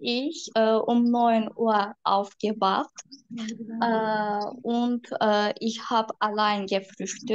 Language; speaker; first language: German; non-native, learner; Turkish